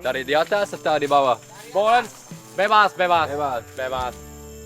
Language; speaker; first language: Indonesian; non-native, learner; English